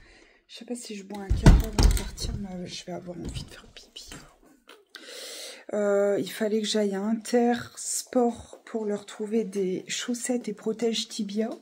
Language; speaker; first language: French; native; French